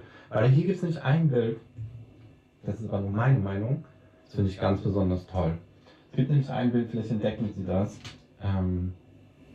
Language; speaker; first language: German; native; German